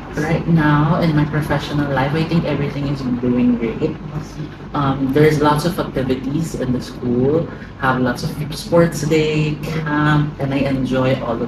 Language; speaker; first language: English; non-native, fluent; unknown